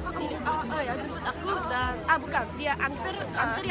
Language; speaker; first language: Indonesian; non-native, learner; Korean